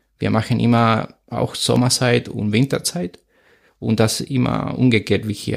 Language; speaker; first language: German; non-native, fluent; Spanish